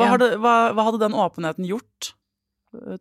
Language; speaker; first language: Norwegian; native; Norwegian